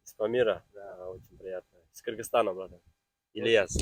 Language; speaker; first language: Russian; non-native, local second language; Kyrgyz